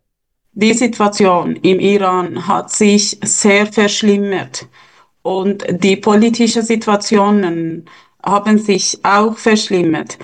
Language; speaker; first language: German; non-native, fluent; Persian